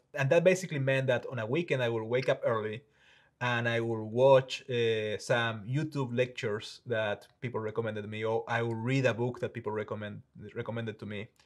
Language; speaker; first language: English; non-native, fluent; Spanish